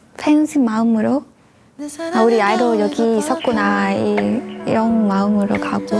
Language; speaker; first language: Korean; non-native, learner; Vietnamese